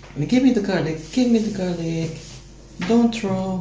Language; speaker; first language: English; non-native, learner; Filipino